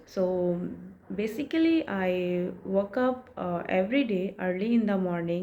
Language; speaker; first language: English; non-native, learner; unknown